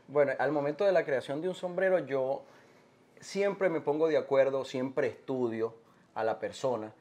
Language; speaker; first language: Spanish; native; Spanish